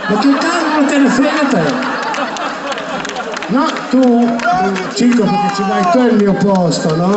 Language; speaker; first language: Italian; native; Italian